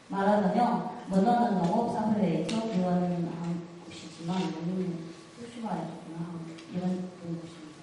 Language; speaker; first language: Korean; non-native, fluent; Chinese